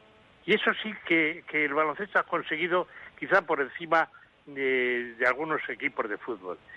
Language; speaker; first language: Spanish; native; Spanish